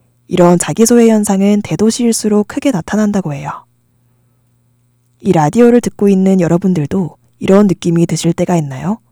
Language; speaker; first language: Korean; native; Korean